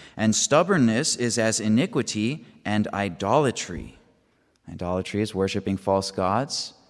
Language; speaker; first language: English; native; English